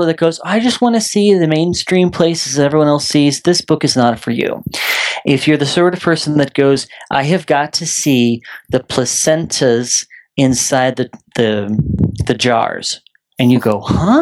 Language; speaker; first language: English; native; English